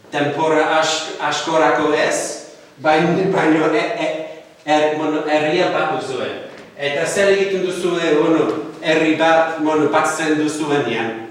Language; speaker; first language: Basque; non-native, fluent; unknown